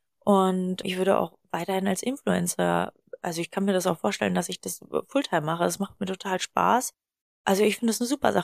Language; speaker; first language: German; native; German